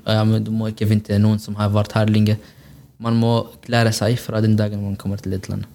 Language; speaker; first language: Norwegian; non-native, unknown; Arabic